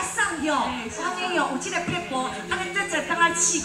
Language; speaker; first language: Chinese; native; Chinese